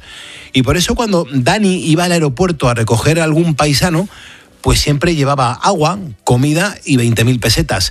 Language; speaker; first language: Spanish; native; Spanish